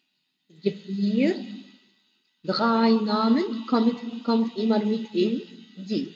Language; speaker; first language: German; non-native, fluent; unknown